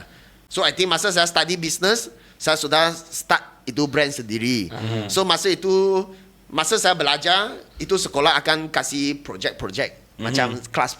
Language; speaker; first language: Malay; non-native, local second language; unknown